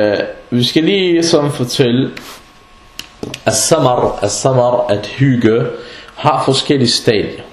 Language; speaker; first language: Danish; non-native, fluent; Arabic